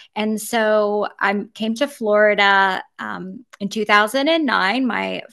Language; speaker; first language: English; native; English